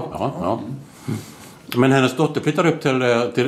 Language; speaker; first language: Swedish; native; Swedish